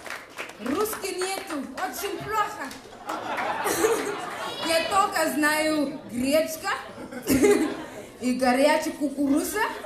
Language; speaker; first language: Russian; non-native, learner; English